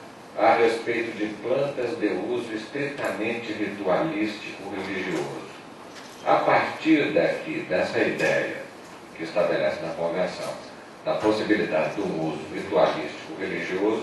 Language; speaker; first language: Portuguese; native; Portuguese